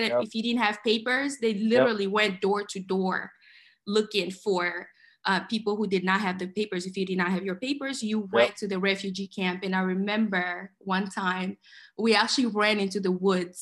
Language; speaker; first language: English; non-native, fluent; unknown